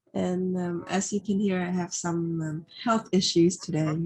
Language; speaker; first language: English; non-native, fluent; Vietnamese